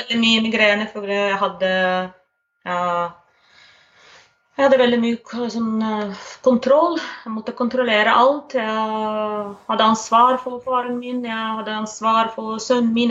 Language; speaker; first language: Norwegian; non-native, fluent; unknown